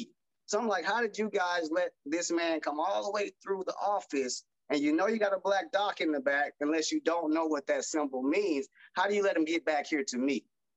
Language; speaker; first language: English; native; English